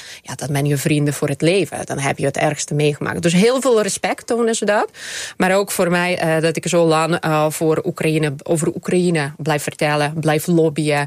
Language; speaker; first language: Dutch; non-native, fluent; Ukrainian